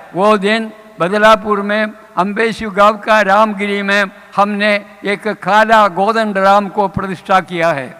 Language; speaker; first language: Hindi; non-native, local second language; Malayalam